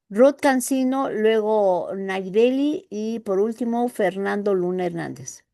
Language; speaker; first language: Spanish; native; Spanish